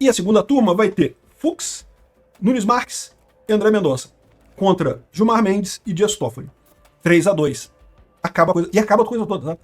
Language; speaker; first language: Portuguese; native; Portuguese